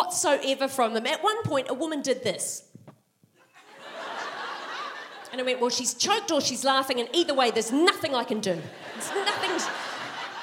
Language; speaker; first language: English; native; English